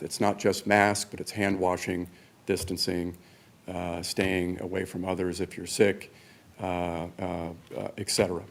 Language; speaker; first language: English; native; English